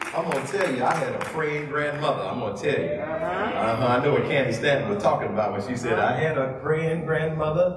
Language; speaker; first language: English; native; English